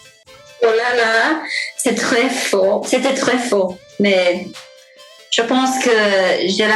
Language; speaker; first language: French; non-native, fluent; English